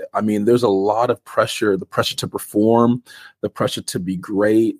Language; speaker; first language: English; native; English